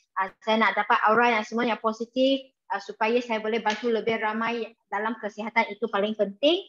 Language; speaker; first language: Malay; non-native, local second language; Chinese